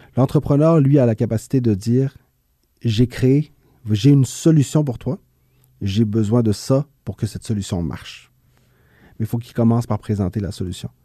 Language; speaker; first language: French; early bilingual, other home language; Spanish